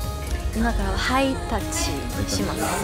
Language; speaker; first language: Japanese; non-native, learner; Korean